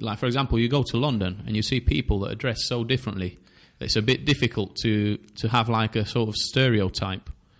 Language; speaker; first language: English; native; English